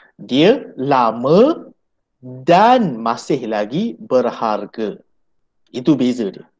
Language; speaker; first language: Malay; native; Malay